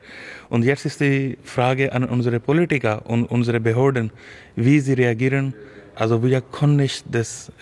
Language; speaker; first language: German; non-native, learner; Urdu